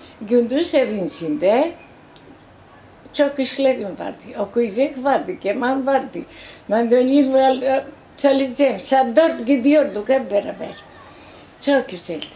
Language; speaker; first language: Turkish; non-native, local second language; Greek